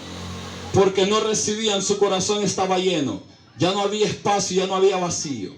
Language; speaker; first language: Spanish; native; Spanish